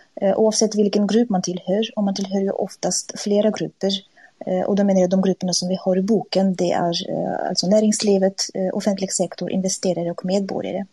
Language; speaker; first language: Swedish; non-native, fluent; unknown